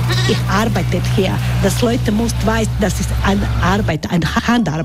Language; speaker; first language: German; non-native, learner; Croatian